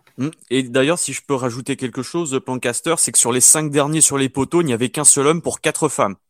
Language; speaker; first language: French; native; French